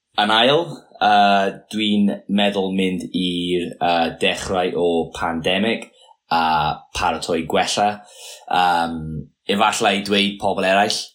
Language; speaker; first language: Welsh; non-native, local second language; English